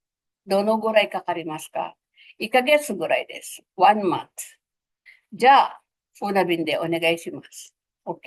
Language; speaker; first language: Japanese; non-native, fluent; Filipino